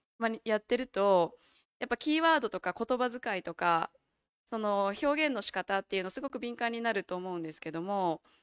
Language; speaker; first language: Japanese; native; Japanese